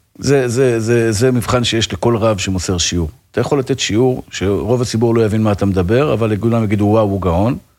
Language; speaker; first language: Hebrew; native; Hebrew